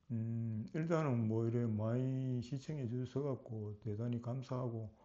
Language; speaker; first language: Korean; native; Korean